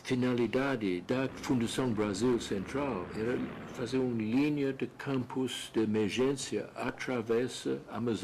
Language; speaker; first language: Portuguese; non-native, fluent; English